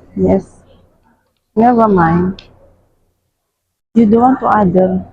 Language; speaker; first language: English; non-native, learner; Indonesian